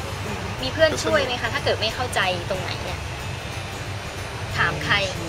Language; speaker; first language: Thai; native; Thai